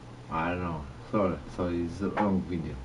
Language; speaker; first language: English; non-native, learner; Polish